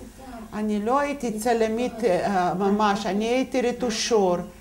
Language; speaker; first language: Hebrew; non-native, fluent; Russian